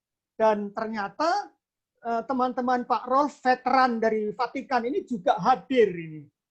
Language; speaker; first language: Indonesian; native; Indonesian